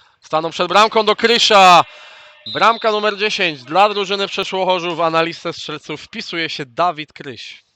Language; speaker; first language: Polish; native; Polish